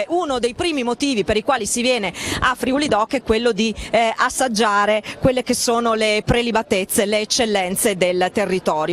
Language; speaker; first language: Italian; native; Italian